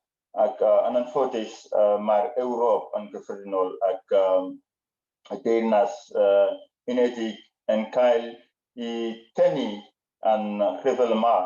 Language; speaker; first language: Welsh; non-native, learner; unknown